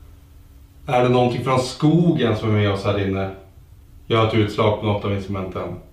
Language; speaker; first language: Swedish; native; Swedish